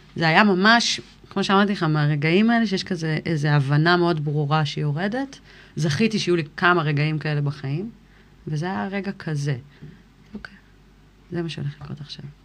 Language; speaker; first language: Hebrew; early bilingual, other home language; English